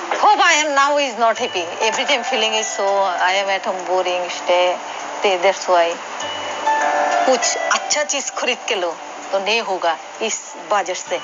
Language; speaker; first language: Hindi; non-native, local second language; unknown